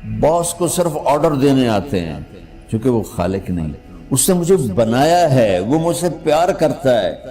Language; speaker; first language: Urdu; non-native, local second language; Punjabi